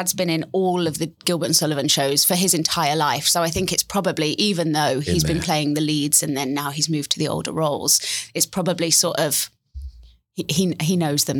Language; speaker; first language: English; native; English